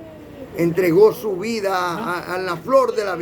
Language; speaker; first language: Spanish; native; Spanish